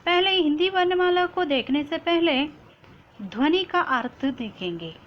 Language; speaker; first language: Hindi; non-native, local second language; Kannada